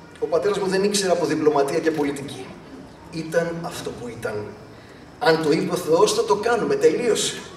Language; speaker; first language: Greek; early bilingual, other home language; English